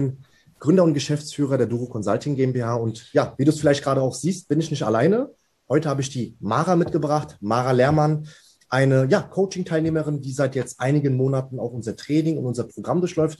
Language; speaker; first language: German; native; German